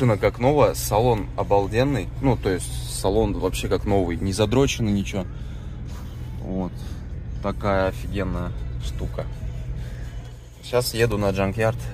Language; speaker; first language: Russian; native; Russian